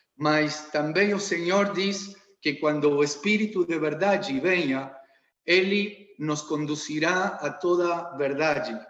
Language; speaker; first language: Portuguese; non-native, learner; Spanish